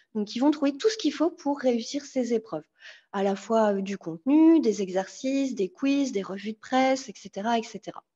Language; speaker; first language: French; native; French